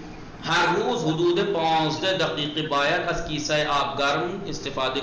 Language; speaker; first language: Persian; non-native, fluent; Urdu